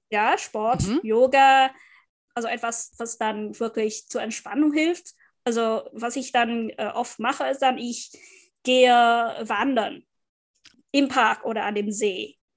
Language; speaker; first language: German; non-native, fluent; Vietnamese